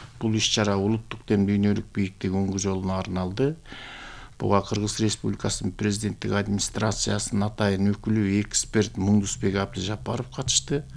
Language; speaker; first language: Kyrgyz; native; Kyrgyz